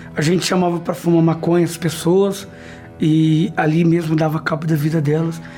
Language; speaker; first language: Portuguese; native; Portuguese